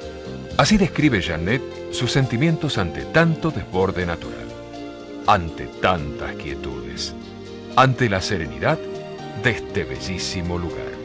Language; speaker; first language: Spanish; native; Spanish